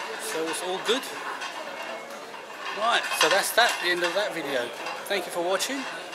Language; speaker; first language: English; native; English